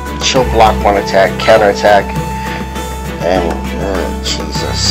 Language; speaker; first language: English; native; English